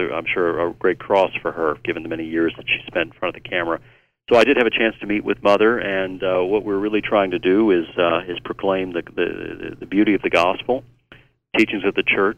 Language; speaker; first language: English; native; English